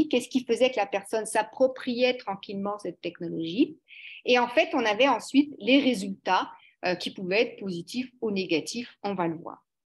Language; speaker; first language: French; native; French